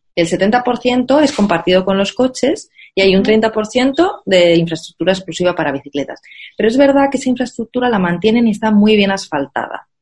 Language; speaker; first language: Spanish; native; Spanish